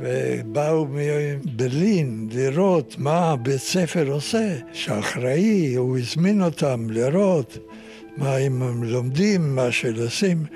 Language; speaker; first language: Hebrew; non-native, fluent; Yiddish